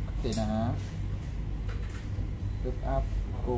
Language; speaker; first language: English; non-native, learner; Thai